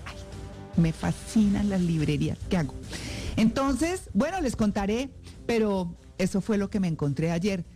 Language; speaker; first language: Spanish; native; Spanish